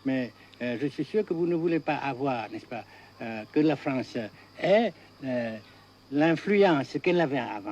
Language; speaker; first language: French; non-native, fluent; Vietnamese